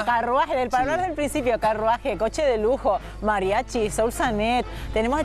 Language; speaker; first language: Spanish; native; Spanish